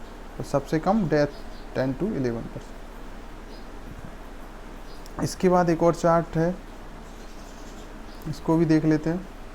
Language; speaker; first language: Hindi; native; Hindi